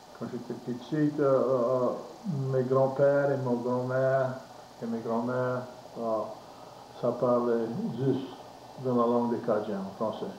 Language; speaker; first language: French; native; French